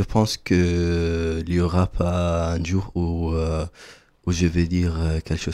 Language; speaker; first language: French; non-native, learner; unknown